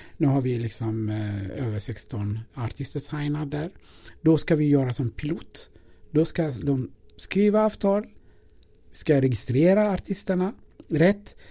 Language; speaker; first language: Swedish; non-native, fluent; Amharic